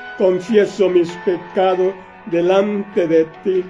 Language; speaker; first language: Spanish; native; Spanish